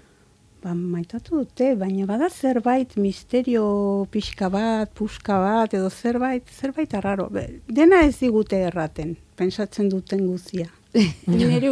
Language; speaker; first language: Basque; non-native, local second language; Spanish